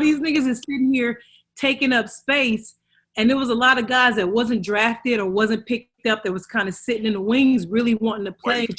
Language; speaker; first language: English; native; English